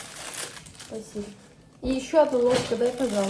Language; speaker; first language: Russian; non-native, learner; Azerbaijani